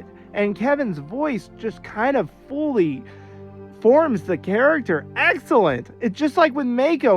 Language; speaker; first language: English; native; English